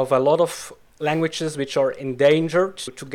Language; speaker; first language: English; non-native, fluent; Swiss German